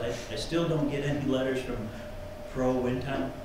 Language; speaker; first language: English; native; English